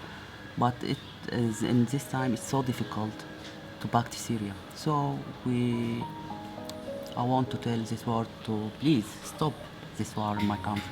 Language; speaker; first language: English; non-native, learner; Arabic